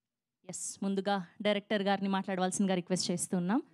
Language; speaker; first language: Telugu; native; Telugu